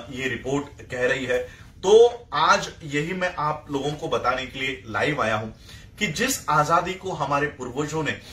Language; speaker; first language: Hindi; non-native, local second language; Marathi